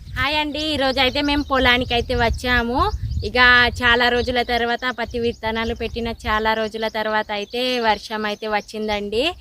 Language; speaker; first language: Telugu; non-native, local second language; Marathi